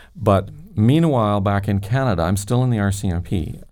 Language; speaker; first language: English; native; English